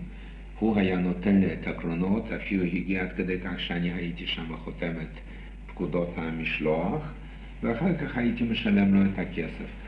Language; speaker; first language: Hebrew; non-native, fluent; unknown